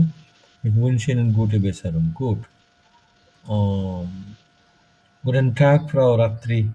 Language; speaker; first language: German; non-native, fluent; Bangla